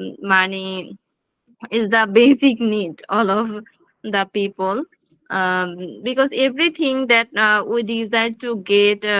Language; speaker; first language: English; non-native, learner; Bangla